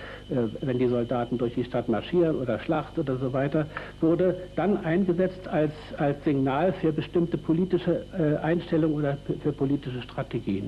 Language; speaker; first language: German; native; German